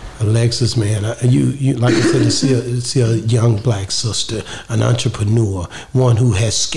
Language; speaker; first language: English; native; English